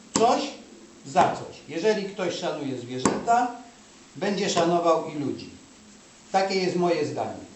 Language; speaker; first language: Polish; native; Polish